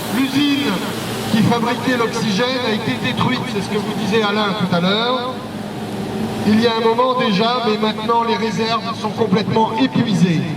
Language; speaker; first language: French; native; French